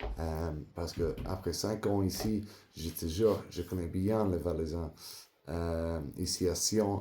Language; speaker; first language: French; non-native, learner; English